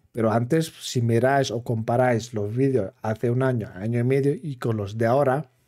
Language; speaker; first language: Spanish; non-native, fluent; German